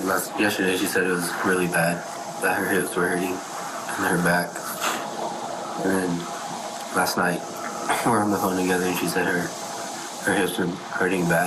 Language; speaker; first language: English; native; English